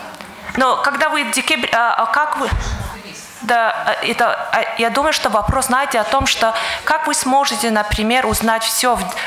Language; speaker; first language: Russian; non-native, learner; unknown